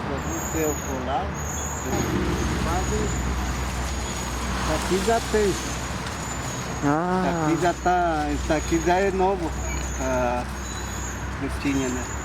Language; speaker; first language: Portuguese; non-native, local second language; Guarani